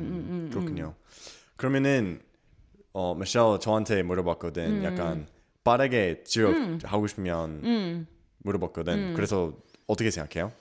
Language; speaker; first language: Korean; non-native, learner; English